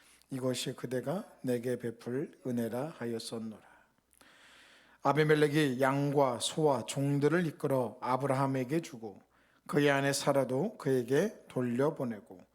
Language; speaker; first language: Korean; native; Korean